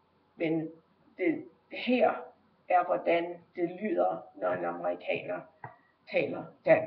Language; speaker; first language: Danish; early bilingual, heritage; Danish